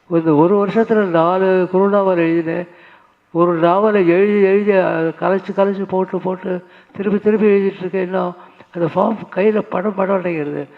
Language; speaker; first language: Tamil; native; Tamil